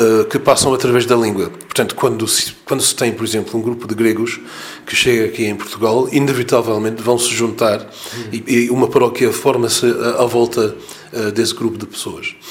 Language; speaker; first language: Portuguese; non-native, fluent; English